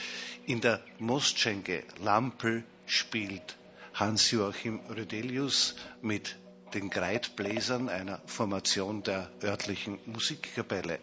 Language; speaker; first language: German; native; German